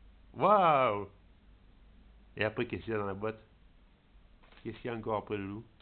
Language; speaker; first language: French; native; French